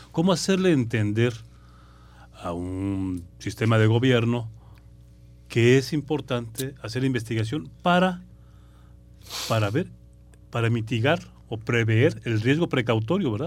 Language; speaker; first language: Spanish; native; Spanish